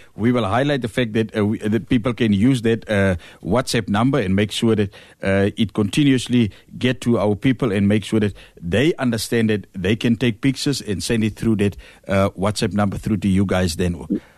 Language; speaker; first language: English; non-native, local second language; Afrikaans